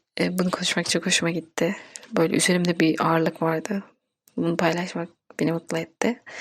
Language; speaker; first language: Turkish; non-native, local second language; Kurdish